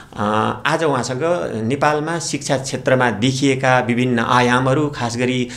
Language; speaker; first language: Nepali; native; Nepali